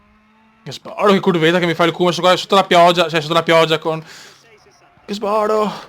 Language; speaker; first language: Italian; native; Italian